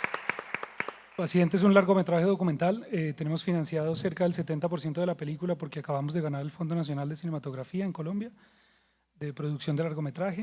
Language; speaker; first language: Spanish; native; Spanish